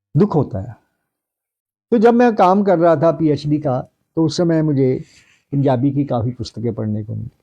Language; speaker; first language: Hindi; non-native, local second language; Punjabi